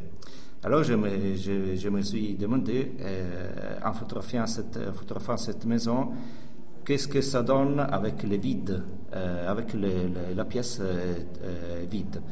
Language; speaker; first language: French; non-native, local second language; Italian